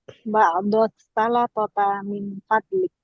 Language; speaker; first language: Arabic; non-native, learner; Indonesian